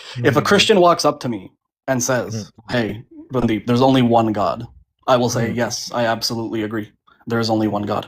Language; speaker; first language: English; early bilingual, heritage; Punjabi